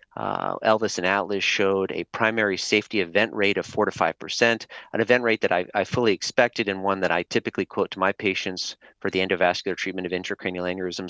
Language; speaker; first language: English; native; English